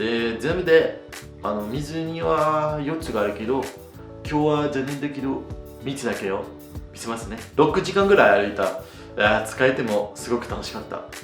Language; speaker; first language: Japanese; non-native, fluent; French